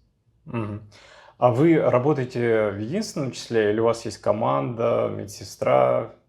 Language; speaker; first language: Russian; native; Russian